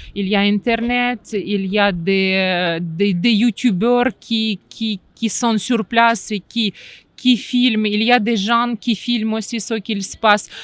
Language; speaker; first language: French; non-native, fluent; Ukrainian